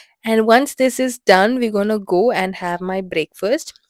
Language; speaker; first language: English; non-native, local second language; Telugu